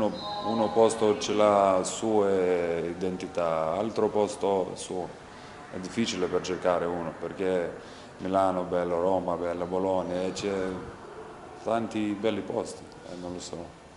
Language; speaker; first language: Italian; non-native, learner; Lithuanian